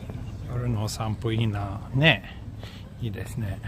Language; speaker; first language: Japanese; non-native, fluent; Swedish